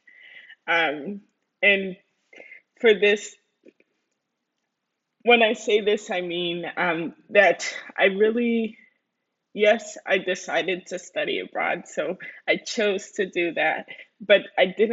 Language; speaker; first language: English; early bilingual, other home language; Spanish